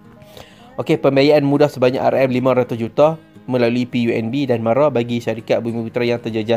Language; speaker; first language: Malay; native; Malay